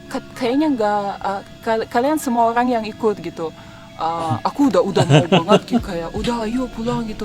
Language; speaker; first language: Indonesian; non-native, fluent; Russian